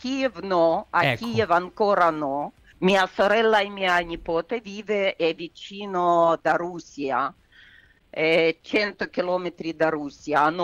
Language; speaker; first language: Italian; non-native, learner; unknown